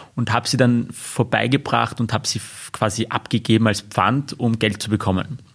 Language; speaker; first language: German; early bilingual, other home language; Armenian